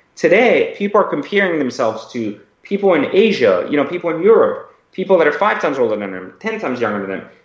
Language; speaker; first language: English; early bilingual, other home language; Persian